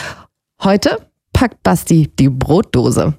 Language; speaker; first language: German; native; German